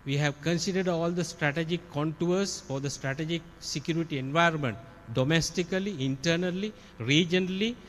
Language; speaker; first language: English; non-native, local second language; Sinhala